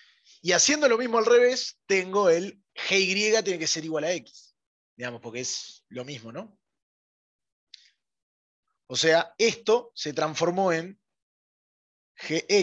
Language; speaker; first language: Spanish; native; Spanish